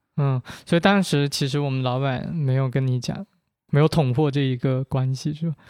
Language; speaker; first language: Chinese; non-native, local second language; Min Nan Chinese